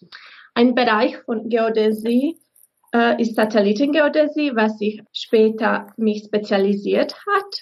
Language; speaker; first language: German; non-native, fluent; Bosnian